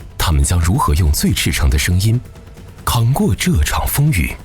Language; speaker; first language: Chinese; native; Chinese